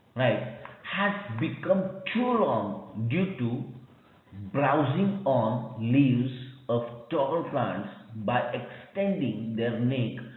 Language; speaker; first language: English; non-native, local second language; Marathi